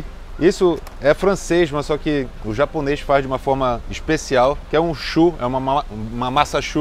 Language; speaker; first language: Portuguese; native; Portuguese